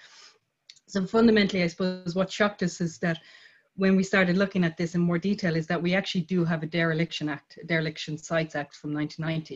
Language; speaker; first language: English; native; English